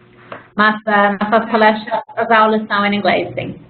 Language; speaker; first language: Portuguese; non-native, fluent; English